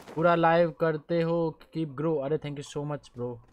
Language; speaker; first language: Hindi; native; Hindi